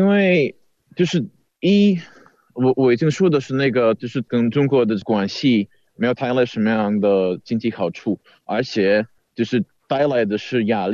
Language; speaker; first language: Chinese; non-native, fluent; Czech